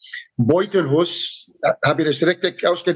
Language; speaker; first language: German; non-native, fluent; English